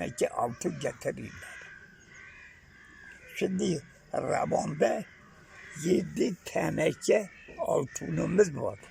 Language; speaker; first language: Turkish; non-native, local second language; Kurdish